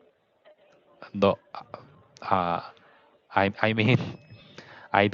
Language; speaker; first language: English; non-native, learner; Korean